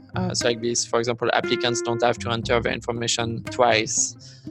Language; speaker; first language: English; non-native, fluent; French